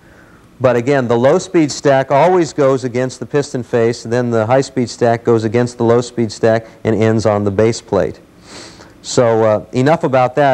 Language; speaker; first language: English; native; English